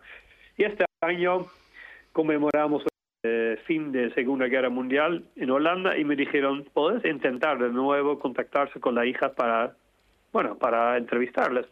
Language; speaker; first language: Spanish; non-native, fluent; Dutch